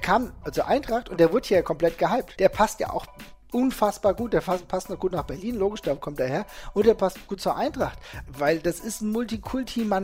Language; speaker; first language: German; native; German